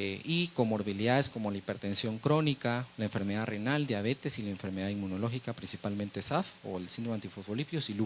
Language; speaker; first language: Spanish; native; Spanish